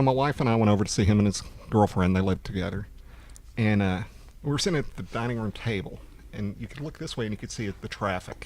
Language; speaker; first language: English; native; English